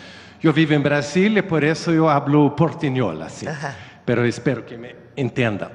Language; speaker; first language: Spanish; non-native, learner; Swedish